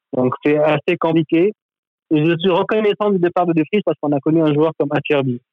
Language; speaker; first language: French; non-native, local second language; Arabic